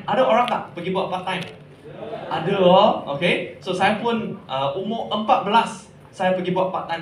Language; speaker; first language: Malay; non-native, local second language; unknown